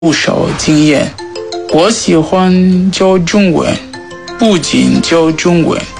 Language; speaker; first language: Chinese; non-native, fluent; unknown